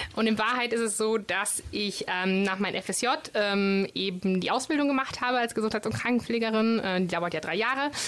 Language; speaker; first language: German; non-native, fluent; Italian